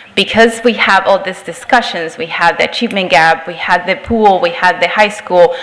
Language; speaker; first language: English; non-native, fluent; Spanish